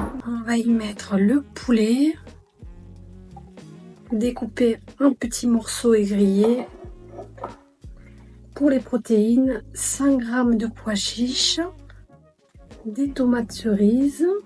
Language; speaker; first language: French; native; French